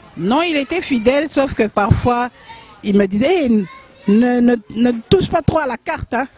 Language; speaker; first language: French; non-native, local second language; Lingala